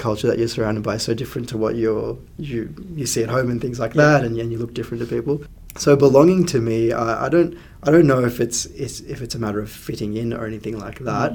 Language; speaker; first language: English; native; English